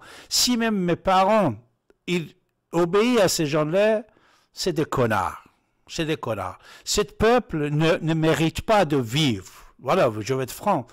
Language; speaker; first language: French; non-native, fluent; Persian